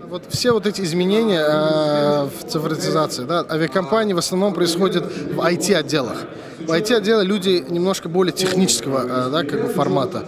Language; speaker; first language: Russian; native; Russian